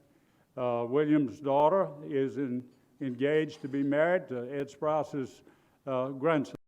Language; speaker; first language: English; native; English